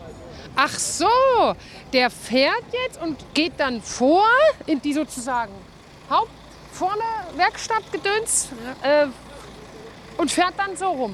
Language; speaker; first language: German; native; German